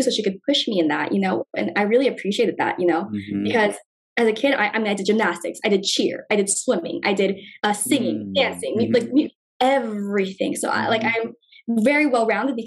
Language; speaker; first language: English; native; English